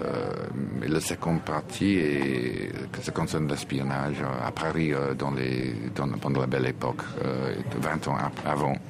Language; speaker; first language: French; non-native, fluent; English